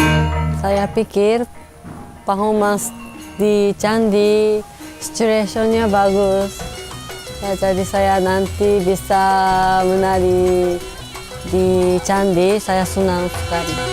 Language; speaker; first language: Indonesian; non-native, learner; Japanese